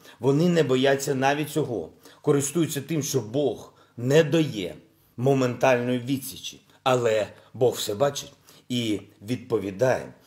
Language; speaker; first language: Ukrainian; non-native, local second language; Russian